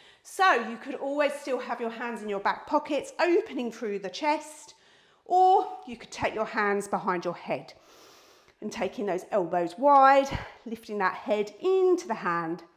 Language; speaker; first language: English; native; English